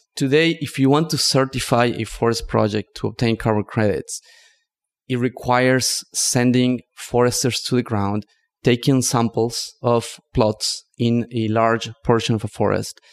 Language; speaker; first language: English; non-native, fluent; Spanish